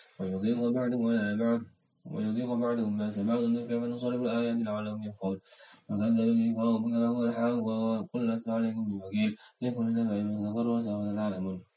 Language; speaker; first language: Arabic; non-native, learner; Indonesian